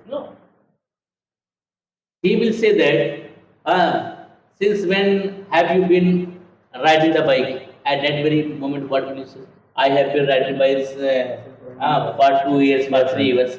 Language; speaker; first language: English; non-native, fluent; Hindi